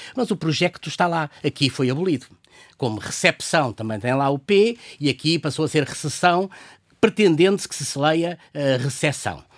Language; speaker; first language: Portuguese; native; Portuguese